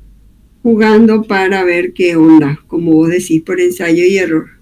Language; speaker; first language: Spanish; native; Spanish